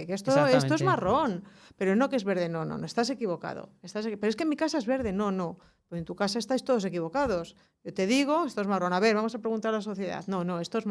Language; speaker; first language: Spanish; native; Spanish